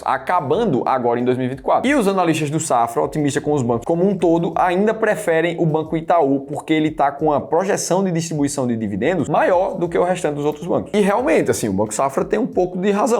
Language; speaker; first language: Portuguese; native; Portuguese